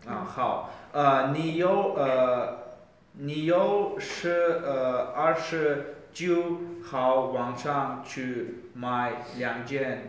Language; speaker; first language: Chinese; non-native, learner; Uzbek